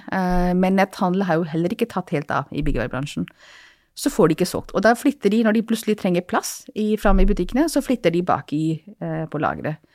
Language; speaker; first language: Norwegian; non-native, fluent; Hindi